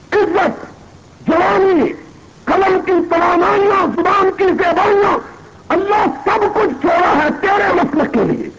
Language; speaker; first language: Urdu; non-native, local second language; Punjabi